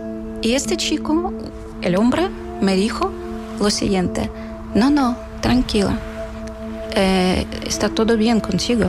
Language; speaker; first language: Spanish; non-native, fluent; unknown